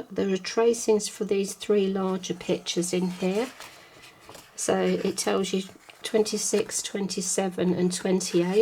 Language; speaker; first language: English; native; English